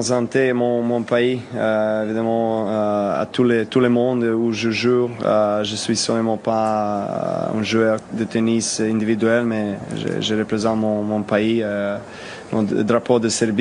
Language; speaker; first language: French; non-native, learner; Serbian